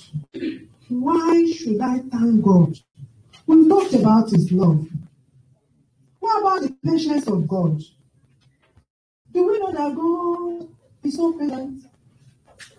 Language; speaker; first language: English; non-native, local second language; Yoruba